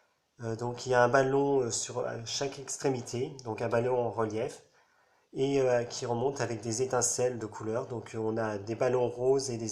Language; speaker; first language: French; native; French